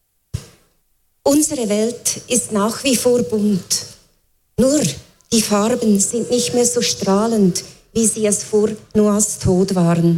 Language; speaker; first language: German; native; German